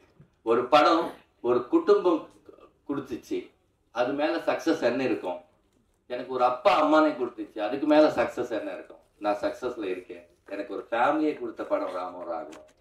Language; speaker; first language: Tamil; non-native, learner; Telugu